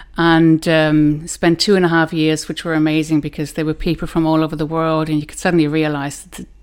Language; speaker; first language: English; non-native, fluent; German